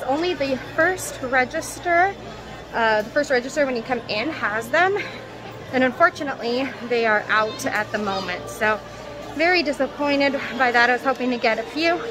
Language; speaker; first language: English; native; English